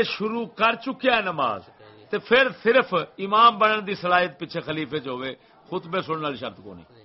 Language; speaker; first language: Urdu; non-native, local second language; Punjabi